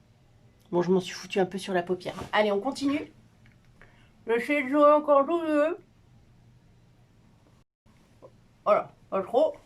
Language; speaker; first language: French; native; French